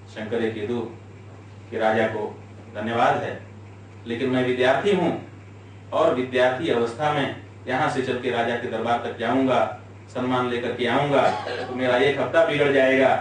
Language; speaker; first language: Hindi; non-native, local second language; Gujarati